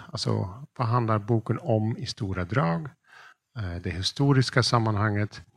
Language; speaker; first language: Swedish; non-native, fluent; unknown